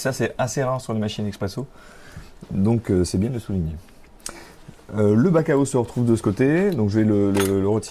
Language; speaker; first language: French; native; French